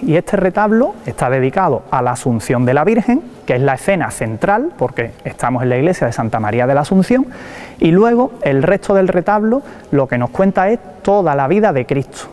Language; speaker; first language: Spanish; native; Spanish